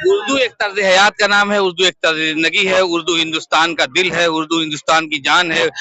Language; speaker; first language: Urdu; native; Urdu